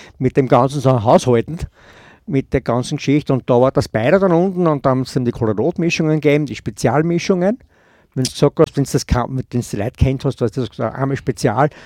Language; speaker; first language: German; native; German